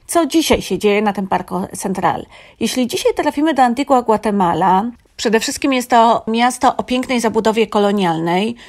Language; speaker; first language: Polish; native; Polish